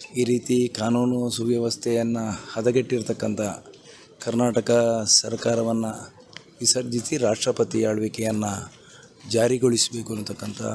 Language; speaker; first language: Kannada; native; Kannada